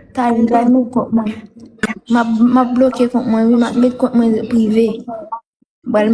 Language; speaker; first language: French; non-native, learner; Haitian Creole